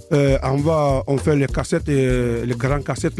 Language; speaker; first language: French; early bilingual, other home language; Soninke